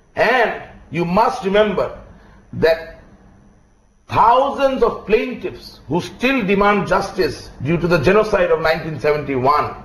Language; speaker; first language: English; non-native, local second language; Bangla